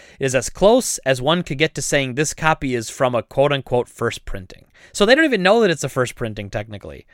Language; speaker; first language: English; native; English